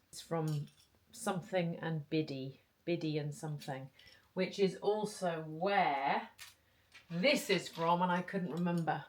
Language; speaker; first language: English; native; English